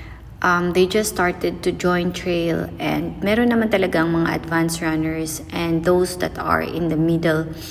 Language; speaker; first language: English; non-native, local second language; Filipino